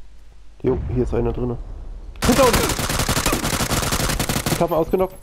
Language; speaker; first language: German; native; German